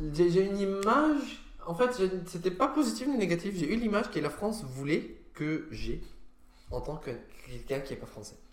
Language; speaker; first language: French; non-native, fluent; Arabic